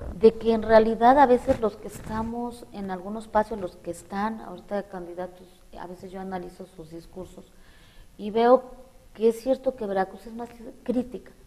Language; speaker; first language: Spanish; native; Spanish